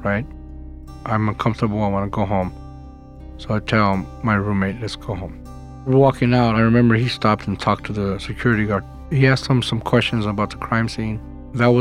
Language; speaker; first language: English; native; English